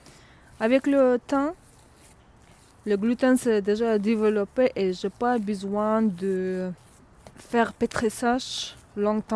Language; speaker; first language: French; non-native, learner; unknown